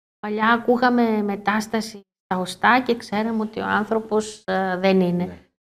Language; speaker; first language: Greek; native; Greek